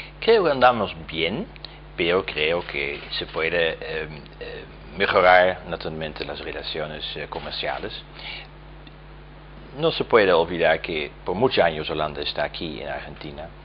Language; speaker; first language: Spanish; non-native, fluent; Dutch